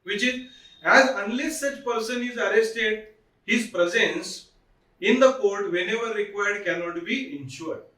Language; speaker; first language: English; non-native, local second language; Marathi